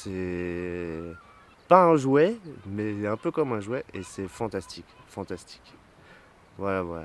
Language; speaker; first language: French; native; French